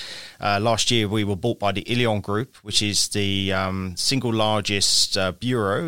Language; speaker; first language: English; native; English